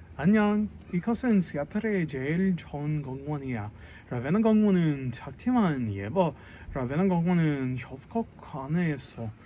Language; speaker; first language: Korean; non-native, learner; English